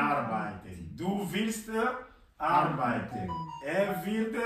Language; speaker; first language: German; non-native, fluent; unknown